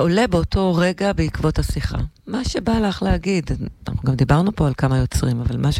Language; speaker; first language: Hebrew; native; Hebrew